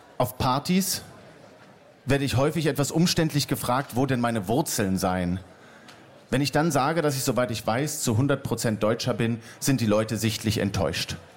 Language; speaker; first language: German; native; German